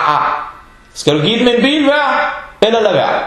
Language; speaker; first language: Danish; non-native, fluent; Arabic